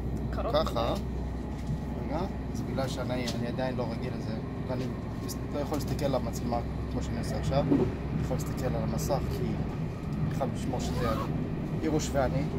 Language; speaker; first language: Hebrew; non-native, fluent; Japanese